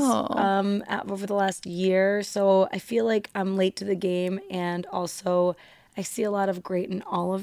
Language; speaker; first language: English; native; English